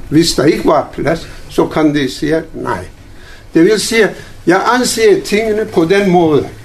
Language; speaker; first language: Danish; non-native, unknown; Turkish